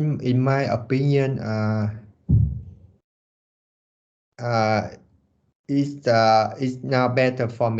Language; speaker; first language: English; non-native, learner; Vietnamese